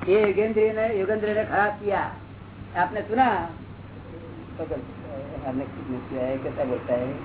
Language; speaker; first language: Hindi; non-native, local second language; Gujarati